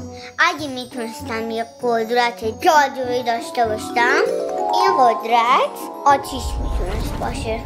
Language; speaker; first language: Persian; early bilingual, heritage; Persian